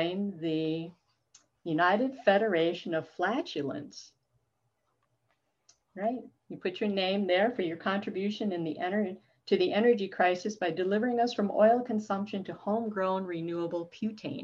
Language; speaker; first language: English; native; English